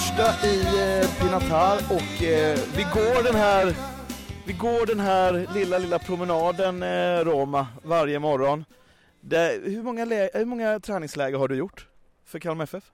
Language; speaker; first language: Swedish; native; Swedish